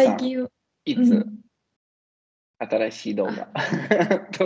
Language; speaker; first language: Japanese; non-native, learner; Italian